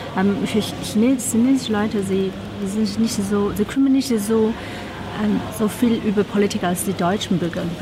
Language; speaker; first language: German; non-native, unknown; Chinese